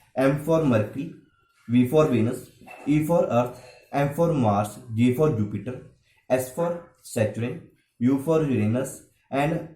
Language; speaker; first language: English; non-native, local second language; Punjabi